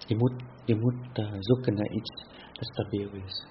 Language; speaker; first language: Dutch; non-native, fluent; Vietnamese